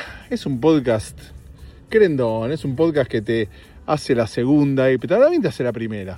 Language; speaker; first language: Spanish; native; Spanish